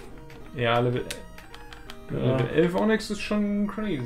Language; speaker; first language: German; native; German